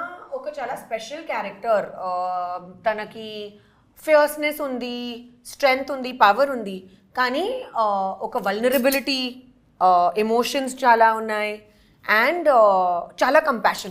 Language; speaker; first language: Telugu; non-native, learner; Hindi